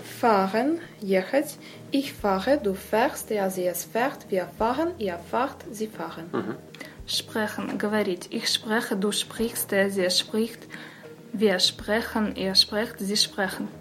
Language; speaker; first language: German; non-native, learner; Russian